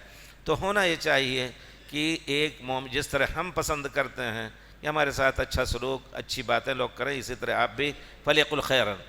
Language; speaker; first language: Urdu; native; Urdu